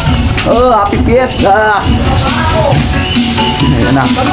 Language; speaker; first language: Filipino; native; Filipino